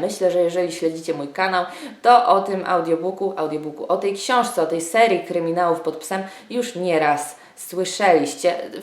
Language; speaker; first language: Polish; native; Polish